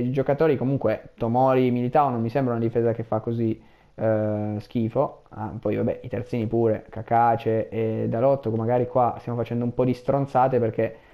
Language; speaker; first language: Italian; native; Italian